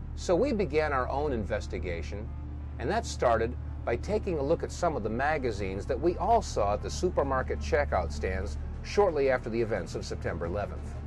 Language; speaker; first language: English; native; English